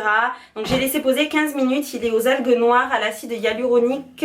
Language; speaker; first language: French; native; French